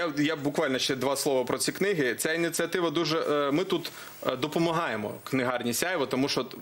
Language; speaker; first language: Ukrainian; non-native, local second language; Russian